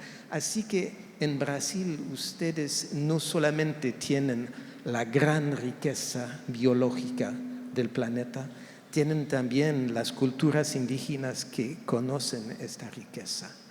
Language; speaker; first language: Spanish; non-native, fluent; French